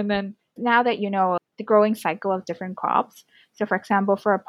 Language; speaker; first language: English; non-native, local second language; Cantonese